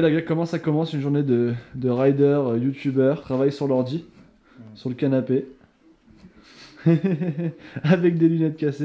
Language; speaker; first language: French; native; French